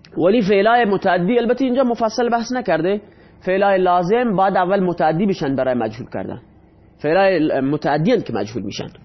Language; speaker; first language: Persian; non-native, local second language; Baluchi